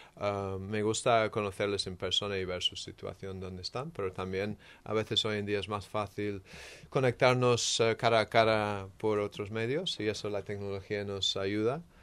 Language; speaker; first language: Spanish; non-native, fluent; English